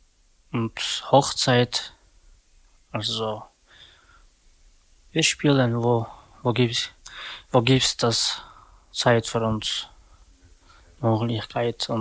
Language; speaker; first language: German; non-native, learner; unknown